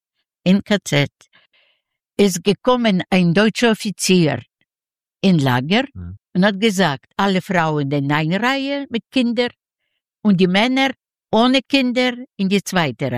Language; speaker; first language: German; non-native, learner; Yiddish